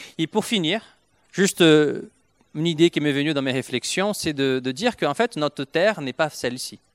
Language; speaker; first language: French; non-native, fluent; Portuguese